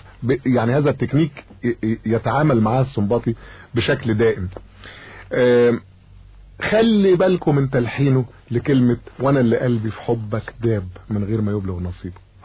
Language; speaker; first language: Arabic; native; Arabic